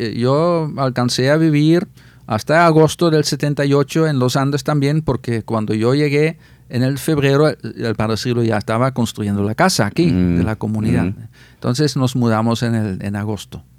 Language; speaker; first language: Spanish; non-native, fluent; Dutch